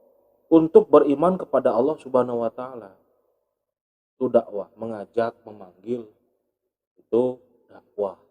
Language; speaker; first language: Indonesian; native; Indonesian